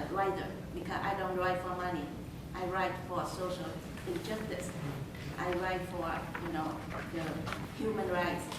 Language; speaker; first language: English; non-native, learner; Vietnamese